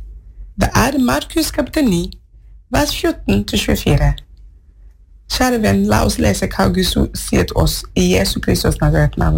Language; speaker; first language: Norwegian; non-native, fluent; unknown